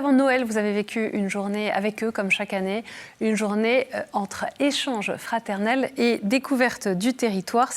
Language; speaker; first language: French; native; French